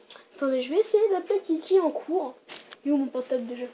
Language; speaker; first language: French; native; French